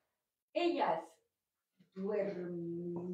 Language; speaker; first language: Spanish; non-native, learner; French